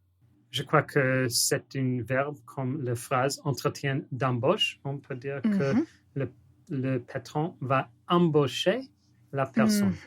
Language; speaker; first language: French; non-native, learner; English